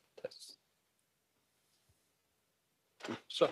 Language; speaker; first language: Swedish; non-native, learner; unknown